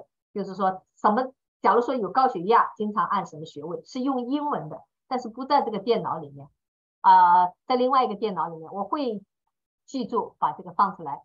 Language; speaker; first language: Chinese; native; Chinese